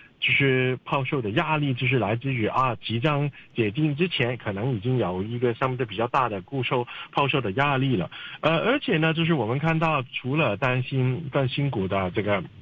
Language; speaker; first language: Chinese; non-native, local second language; Cantonese